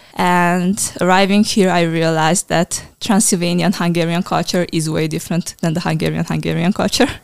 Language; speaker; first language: English; non-native, fluent; Hungarian